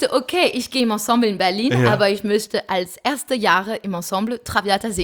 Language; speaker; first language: German; non-native, fluent; French